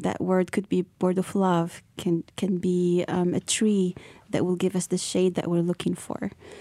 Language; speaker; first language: English; non-native, fluent; Arabic